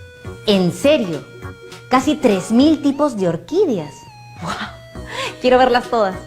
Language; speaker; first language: Spanish; native; Spanish